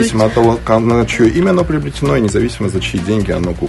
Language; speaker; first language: Russian; native; Russian